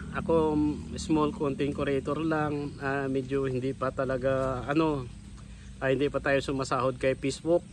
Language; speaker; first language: Filipino; non-native, local second language; Hiligaynon